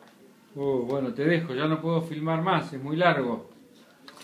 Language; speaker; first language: Spanish; native; Spanish